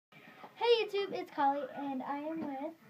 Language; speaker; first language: English; native; English